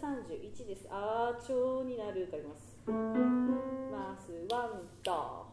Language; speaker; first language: Japanese; native; Japanese